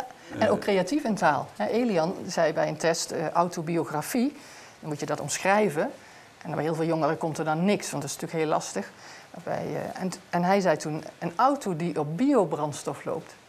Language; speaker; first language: Dutch; native; Dutch